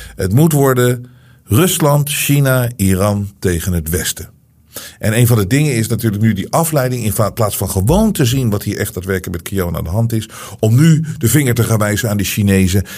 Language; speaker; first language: Dutch; native; Dutch